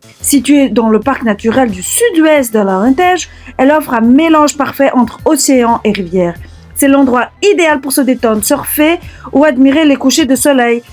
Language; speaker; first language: French; early bilingual, other home language; Portuguese